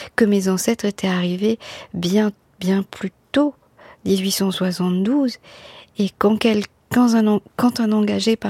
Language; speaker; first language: French; non-native, local second language; Morisyen